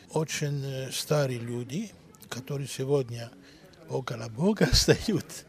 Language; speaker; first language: Russian; non-native, learner; Greek